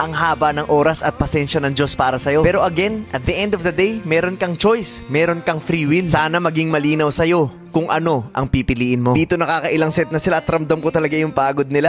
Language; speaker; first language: Filipino; native; Filipino